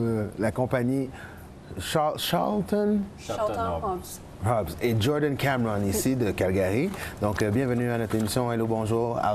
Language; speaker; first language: French; native; French